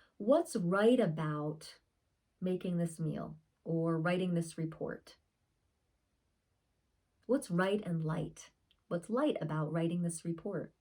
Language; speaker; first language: English; native; English